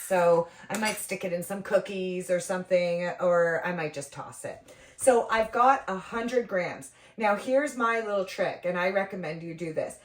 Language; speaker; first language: English; native; English